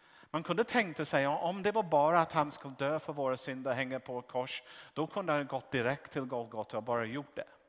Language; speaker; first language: Swedish; non-native, fluent; English